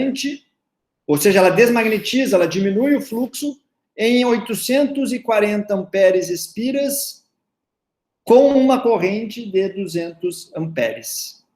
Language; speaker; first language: Portuguese; native; Portuguese